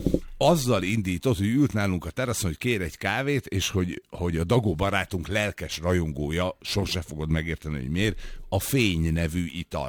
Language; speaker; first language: Hungarian; native; Hungarian